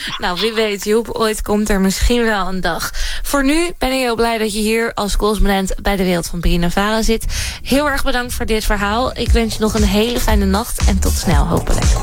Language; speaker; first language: Dutch; native; Dutch